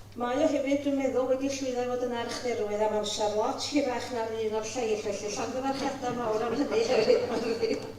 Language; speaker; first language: Welsh; native; Welsh